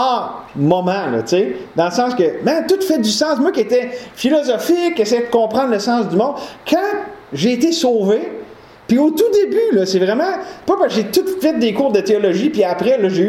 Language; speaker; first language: French; native; French